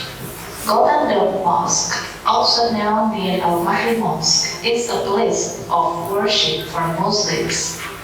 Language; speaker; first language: English; non-native, local second language; Indonesian